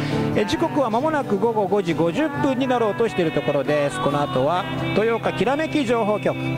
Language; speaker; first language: Japanese; native; Japanese